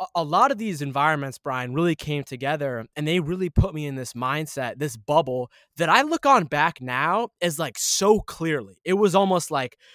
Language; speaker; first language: English; early bilingual, other home language; Arabic